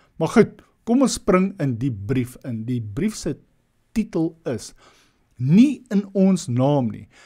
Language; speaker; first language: Afrikaans; non-native, local second language; English